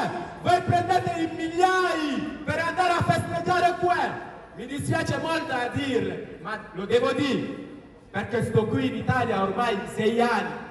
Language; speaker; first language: Italian; non-native, learner; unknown